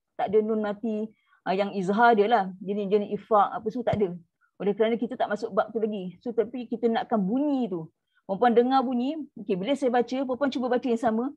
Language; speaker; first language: Malay; native; Malay